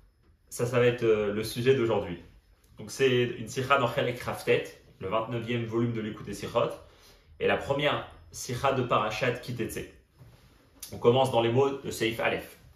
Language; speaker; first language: French; native; French